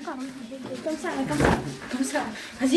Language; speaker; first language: French; native; French